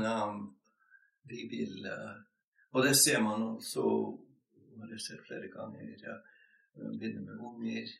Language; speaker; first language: Norwegian; non-native, fluent; English